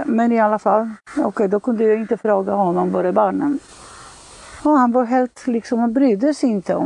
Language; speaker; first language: Swedish; non-native, fluent; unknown